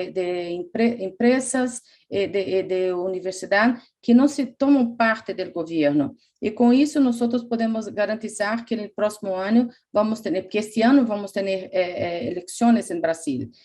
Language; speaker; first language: Spanish; non-native, fluent; Portuguese